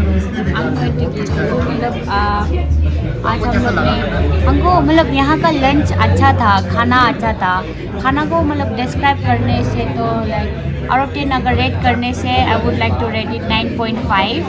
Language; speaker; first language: Hindi; non-native, local second language; Tibetan